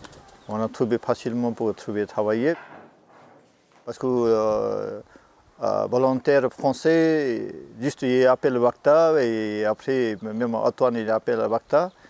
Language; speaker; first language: French; non-native, learner; Nepali